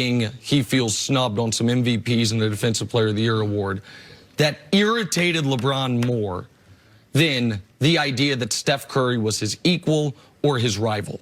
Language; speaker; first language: English; native; English